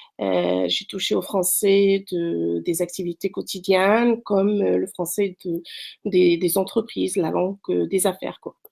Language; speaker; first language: French; non-native, local second language; Arabic